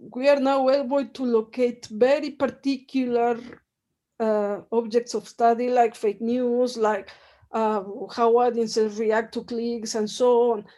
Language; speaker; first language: English; non-native, fluent; Spanish